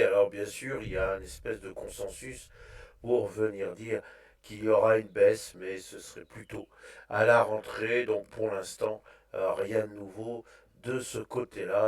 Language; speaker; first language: French; native; French